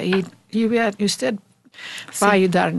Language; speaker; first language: Spanish; non-native, learner; English